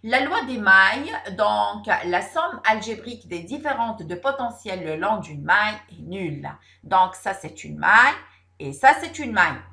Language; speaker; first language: French; non-native, local second language; Arabic